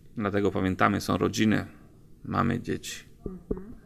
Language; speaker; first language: Polish; non-native, learner; Italian